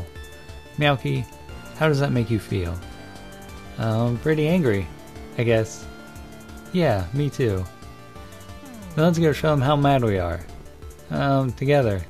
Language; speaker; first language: English; native; English